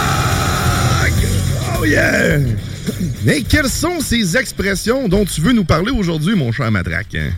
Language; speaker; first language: French; native; French